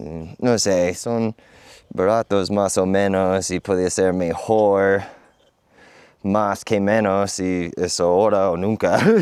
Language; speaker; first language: Spanish; non-native, fluent; English